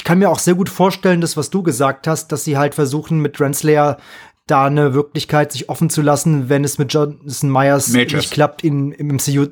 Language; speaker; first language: German; native; German